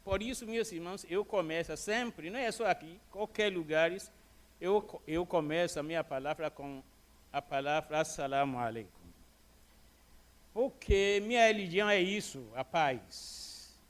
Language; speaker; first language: Portuguese; non-native, fluent; Arabic